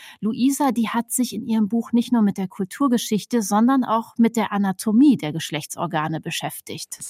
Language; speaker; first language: German; native; German